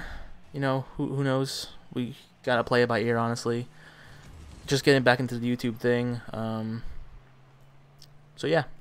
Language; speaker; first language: English; native; English